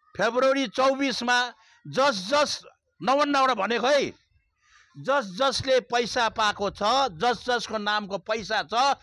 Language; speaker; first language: Nepali; native; Nepali